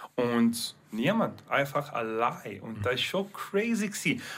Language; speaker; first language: German; non-native, learner; English